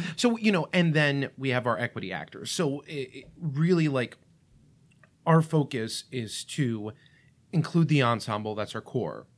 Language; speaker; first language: English; early bilingual, other home language; Russian